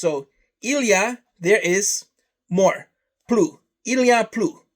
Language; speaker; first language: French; non-native, learner; English